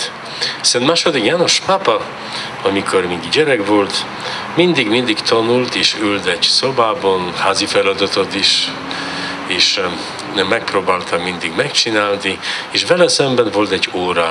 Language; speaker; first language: Hungarian; non-native, learner; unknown